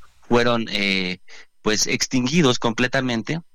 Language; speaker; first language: Spanish; native; Spanish